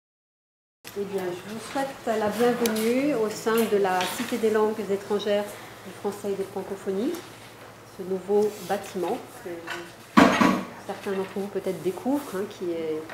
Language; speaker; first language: French; native; French